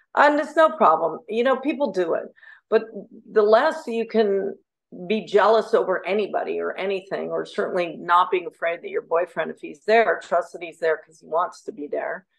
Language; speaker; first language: English; native; English